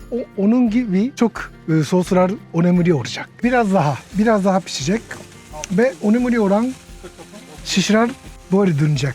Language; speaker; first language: Turkish; non-native, learner; Japanese